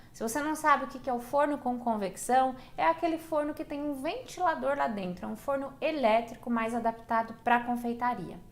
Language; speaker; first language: Portuguese; native; Portuguese